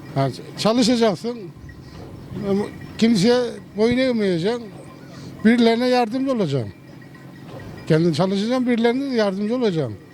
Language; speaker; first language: Turkish; native; Turkish